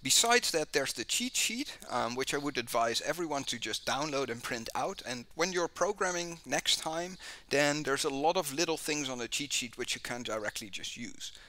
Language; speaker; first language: English; non-native, fluent; Dutch